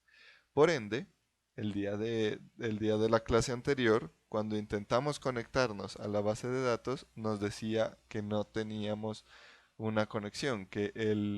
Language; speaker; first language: Spanish; native; Spanish